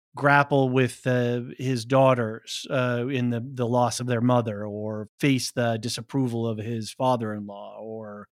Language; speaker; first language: English; native; English